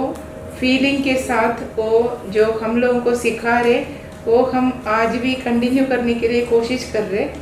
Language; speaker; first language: Hindi; non-native, local second language; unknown